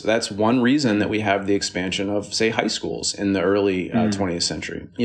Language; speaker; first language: English; native; English